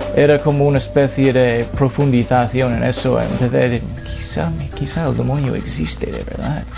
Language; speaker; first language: Spanish; non-native, fluent; English